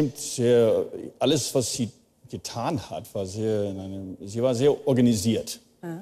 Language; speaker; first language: German; early bilingual, heritage; German